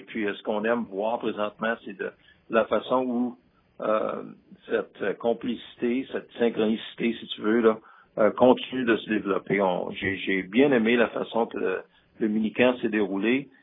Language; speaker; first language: French; native; French